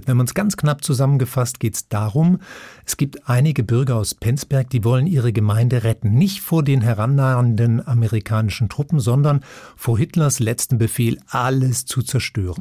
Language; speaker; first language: German; native; German